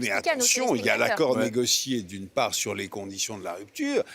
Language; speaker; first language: French; native; French